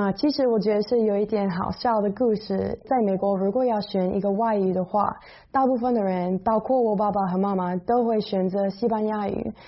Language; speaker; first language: Chinese; non-native, fluent; English